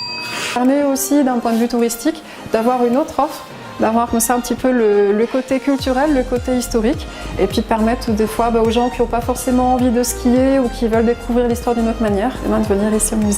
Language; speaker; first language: French; native; French